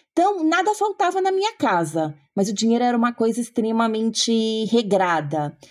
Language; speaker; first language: Portuguese; native; Portuguese